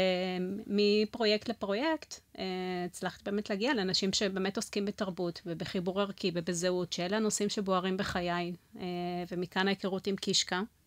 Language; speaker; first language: Hebrew; non-native, fluent; Spanish